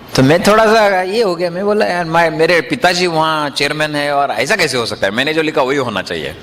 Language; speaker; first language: Hindi; non-native, local second language; Marathi